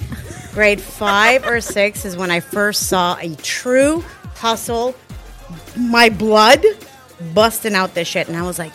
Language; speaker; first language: English; non-native, fluent; Spanish